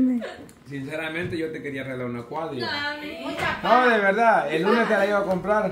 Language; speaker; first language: Spanish; native; Spanish